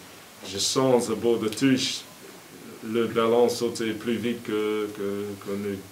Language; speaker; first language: French; non-native, learner; English